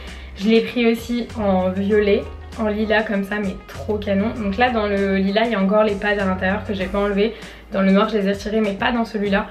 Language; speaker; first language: French; native; French